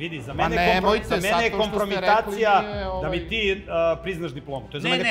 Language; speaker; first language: Serbian; native; Serbian